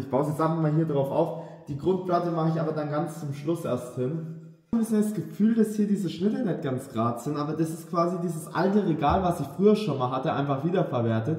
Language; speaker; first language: German; native; German